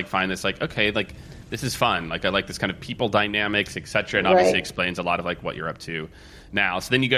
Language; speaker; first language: English; native; English